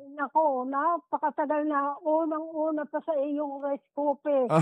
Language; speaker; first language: Filipino; native; Filipino